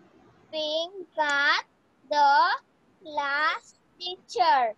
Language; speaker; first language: English; non-native, learner; Hindi